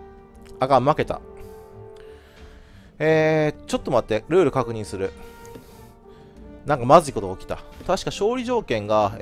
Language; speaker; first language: Japanese; native; Japanese